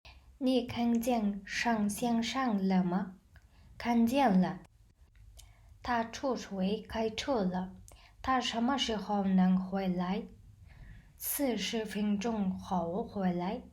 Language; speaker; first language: Chinese; non-native, fluent; Mongolian